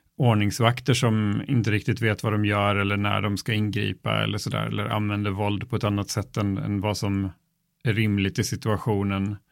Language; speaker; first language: Swedish; native; Swedish